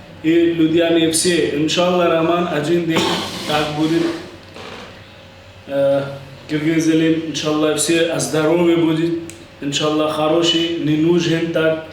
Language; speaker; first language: Russian; non-native, learner; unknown